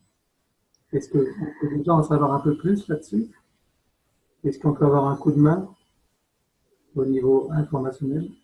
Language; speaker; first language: French; native; French